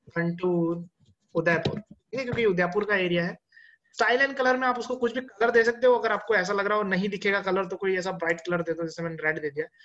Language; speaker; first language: Hindi; native; Hindi